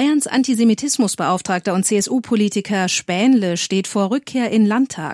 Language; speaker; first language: German; native; German